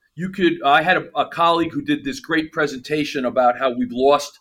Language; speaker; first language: English; native; English